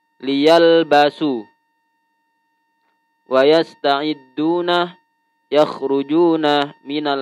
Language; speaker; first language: Arabic; non-native, learner; Indonesian